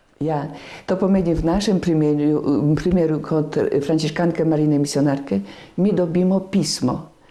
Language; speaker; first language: Slovenian; non-native, fluent; Polish